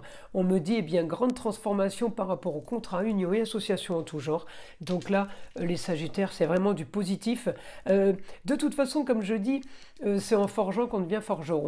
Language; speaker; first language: French; native; French